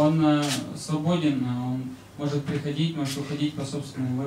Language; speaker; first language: Russian; native; Russian